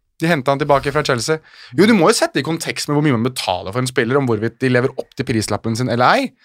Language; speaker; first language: Norwegian; native; Norwegian